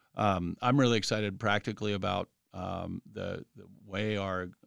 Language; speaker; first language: English; native; English